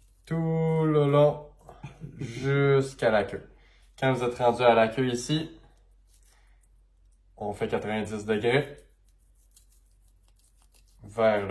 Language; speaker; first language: French; native; French